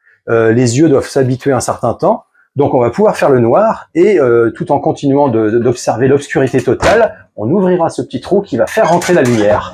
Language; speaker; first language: French; native; French